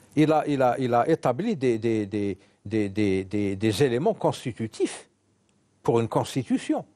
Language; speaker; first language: French; non-native, local second language; Arabic